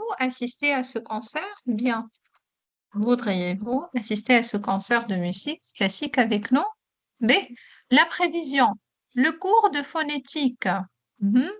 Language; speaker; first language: French; non-native, local second language; Arabic